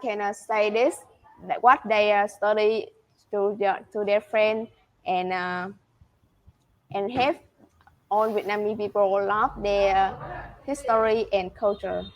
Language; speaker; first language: English; non-native, learner; Vietnamese